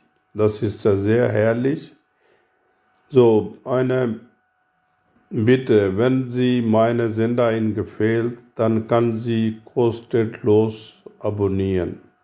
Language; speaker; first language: German; non-native, learner; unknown